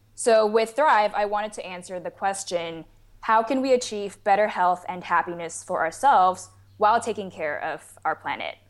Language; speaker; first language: English; non-native, fluent; Chinese